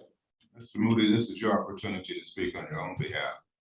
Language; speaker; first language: English; native; English